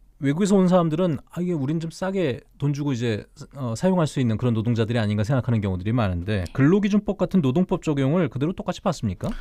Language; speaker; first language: Korean; native; Korean